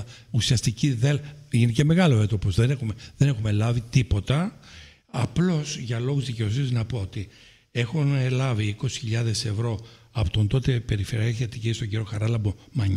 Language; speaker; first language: Greek; native; Greek